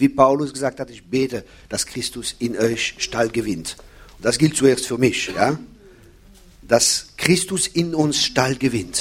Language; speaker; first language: German; non-native, fluent; French